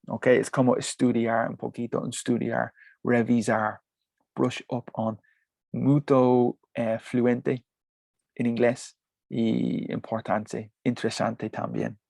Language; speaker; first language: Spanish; non-native, learner; English